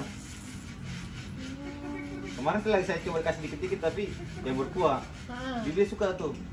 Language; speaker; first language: Indonesian; native; Indonesian